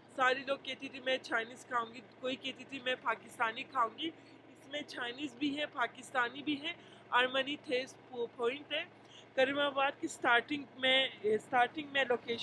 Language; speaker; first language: Hindi; non-native, fluent; Turkish